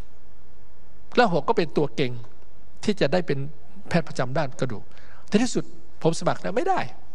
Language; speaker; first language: Thai; native; Thai